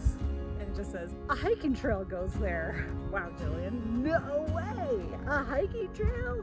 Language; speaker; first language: English; native; English